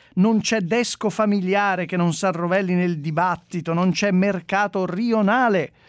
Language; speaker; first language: Italian; native; Italian